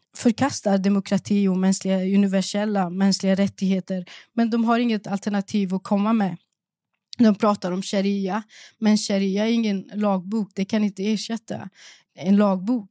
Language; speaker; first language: Swedish; early bilingual, other home language; Persian